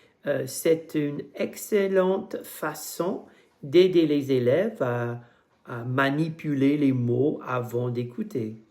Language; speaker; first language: French; non-native, fluent; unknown